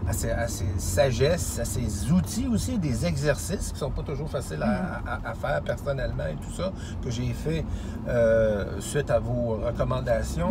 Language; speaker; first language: French; native; French